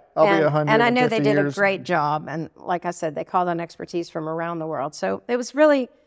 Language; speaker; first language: English; native; English